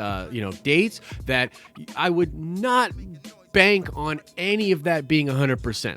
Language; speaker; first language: English; native; English